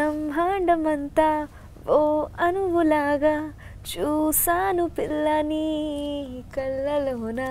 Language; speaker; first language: Telugu; non-native, learner; Bangla